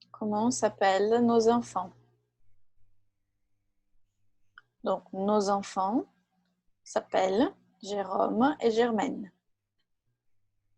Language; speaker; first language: French; non-native, fluent; Portuguese